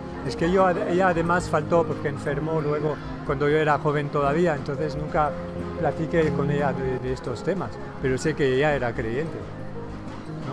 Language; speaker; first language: Spanish; non-native, fluent; French